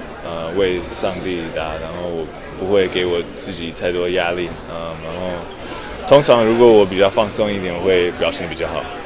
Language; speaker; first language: Chinese; early bilingual, heritage; English